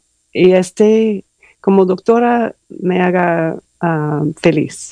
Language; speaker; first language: Spanish; non-native, learner; English